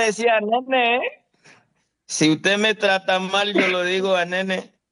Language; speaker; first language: Spanish; non-native, fluent; Haitian Creole